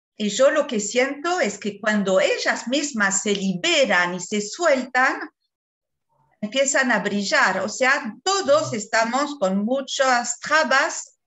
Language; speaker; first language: Spanish; non-native, fluent; French